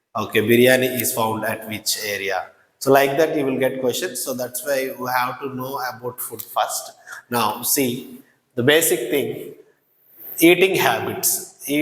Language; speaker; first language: English; non-native, local second language; Telugu